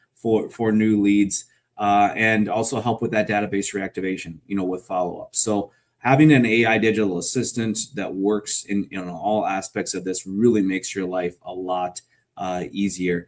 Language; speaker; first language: English; native; English